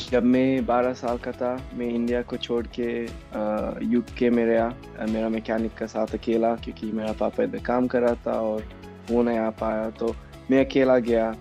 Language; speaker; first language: Hindi; non-native, local second language; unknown